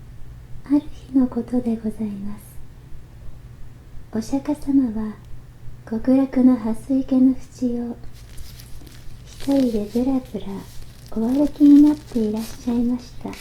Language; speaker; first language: Japanese; native; Japanese